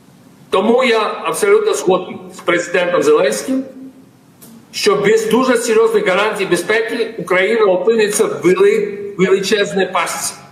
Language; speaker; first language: Ukrainian; non-native, fluent; Georgian